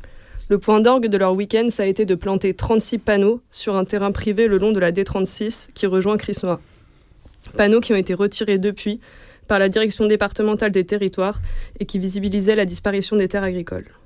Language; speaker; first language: French; native; French